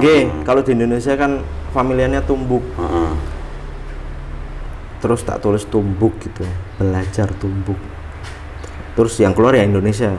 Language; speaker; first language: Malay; non-native, local second language; Javanese